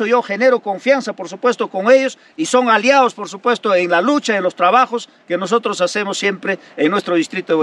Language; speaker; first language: Spanish; native; Spanish